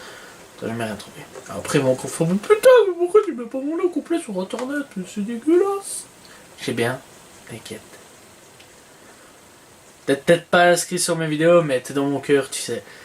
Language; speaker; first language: French; native; French